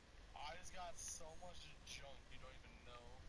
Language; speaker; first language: English; native; English